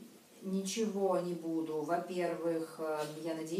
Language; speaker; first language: Russian; native; Russian